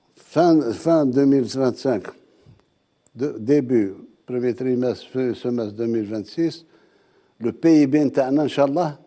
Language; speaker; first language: French; non-native, local second language; Arabic